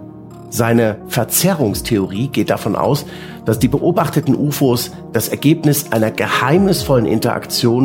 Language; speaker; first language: German; native; German